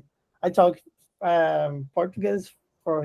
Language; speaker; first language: English; non-native, learner; Portuguese